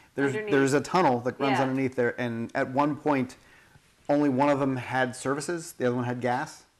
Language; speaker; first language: English; native; English